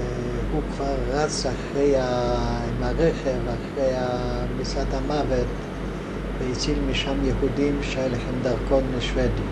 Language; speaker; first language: Hebrew; non-native, fluent; Hungarian